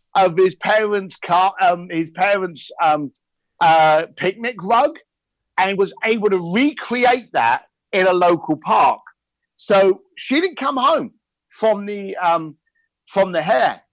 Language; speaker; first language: English; native; English